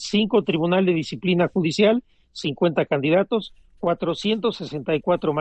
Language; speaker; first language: Spanish; native; Spanish